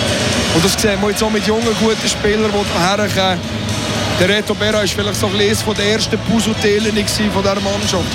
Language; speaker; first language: German; native; German